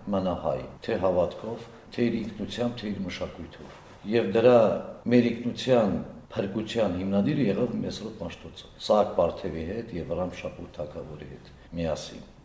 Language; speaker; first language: Armenian; early bilingual, heritage; Armenian